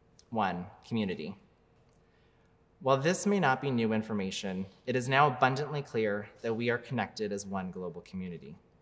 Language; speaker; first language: English; native; English